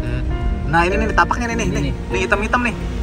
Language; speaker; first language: Indonesian; native; Indonesian